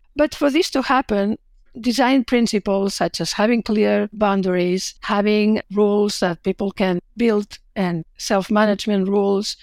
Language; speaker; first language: English; non-native, fluent; Catalan